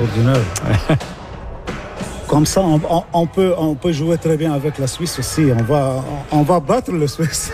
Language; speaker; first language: French; non-native, local second language; Arabic